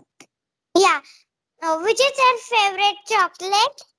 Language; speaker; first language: English; non-native, learner; Marathi